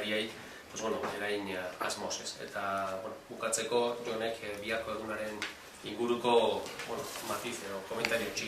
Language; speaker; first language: Basque; native; Basque